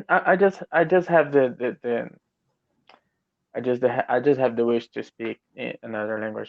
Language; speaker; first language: English; non-native, learner; Portuguese